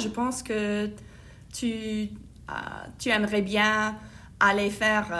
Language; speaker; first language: French; non-native, fluent; English